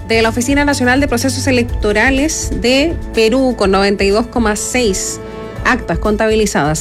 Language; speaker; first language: Spanish; native; Spanish